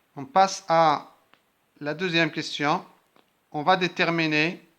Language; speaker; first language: French; non-native, local second language; Arabic